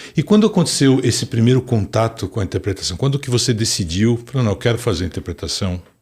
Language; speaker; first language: Portuguese; native; Portuguese